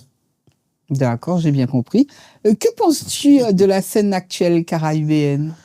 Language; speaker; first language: French; native; French